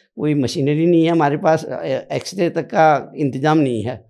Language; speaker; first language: Hindi; native; Hindi